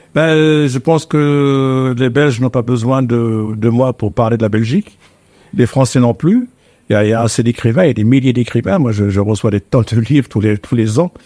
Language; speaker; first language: French; non-native, local second language; Arabic